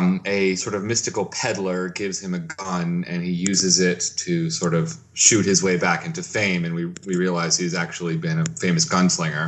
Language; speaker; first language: English; native; English